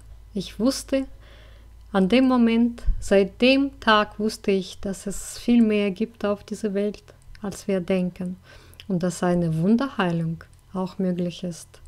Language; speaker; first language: German; non-native, fluent; Russian